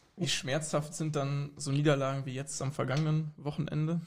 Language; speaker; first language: German; native; German